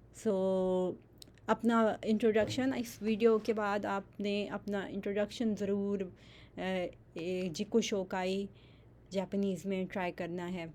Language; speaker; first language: Urdu; native; Urdu